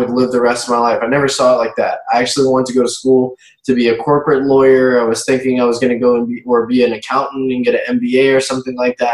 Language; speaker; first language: English; native; English